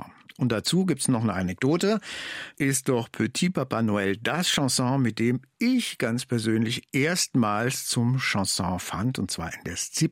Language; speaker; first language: German; native; German